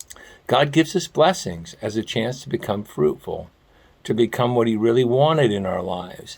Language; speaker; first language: English; native; English